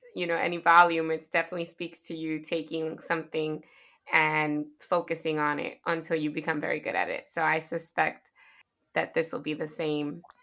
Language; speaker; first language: English; early bilingual, other home language; Spanish